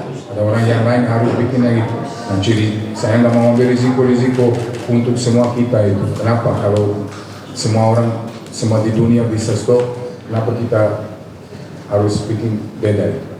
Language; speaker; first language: Indonesian; non-native, fluent; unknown